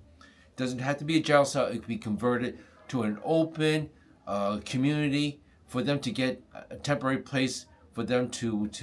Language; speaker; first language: English; non-native, fluent; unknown